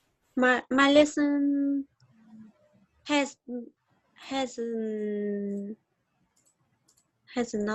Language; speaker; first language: English; non-native, learner; Vietnamese